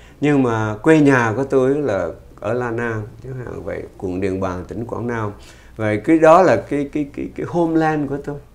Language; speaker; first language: Vietnamese; native; Vietnamese